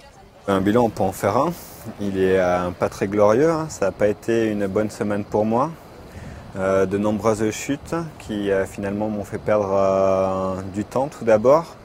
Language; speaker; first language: French; native; French